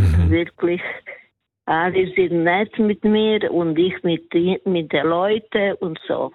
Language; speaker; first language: German; non-native, learner; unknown